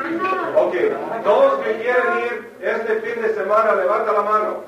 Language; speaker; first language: Spanish; non-native, fluent; English